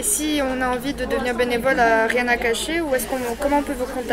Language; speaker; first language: French; native; French